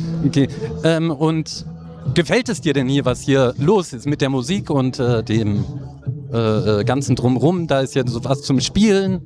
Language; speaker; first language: German; native; German